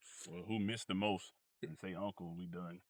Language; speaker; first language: English; native; English